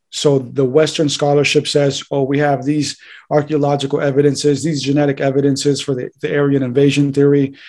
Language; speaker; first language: English; native; English